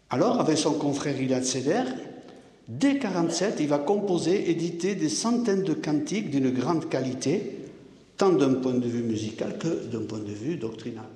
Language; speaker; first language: French; native; French